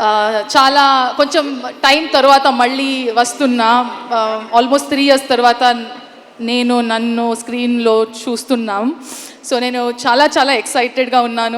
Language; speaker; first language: Telugu; non-native, learner; Kannada